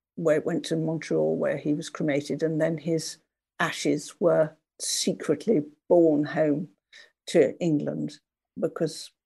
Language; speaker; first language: English; native; English